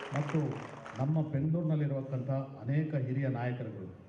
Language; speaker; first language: Kannada; non-native, local second language; Telugu